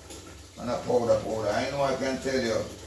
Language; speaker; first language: English; non-native, local second language; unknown